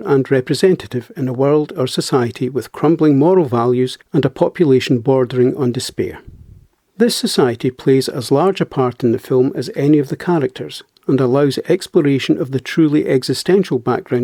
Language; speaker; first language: English; native; English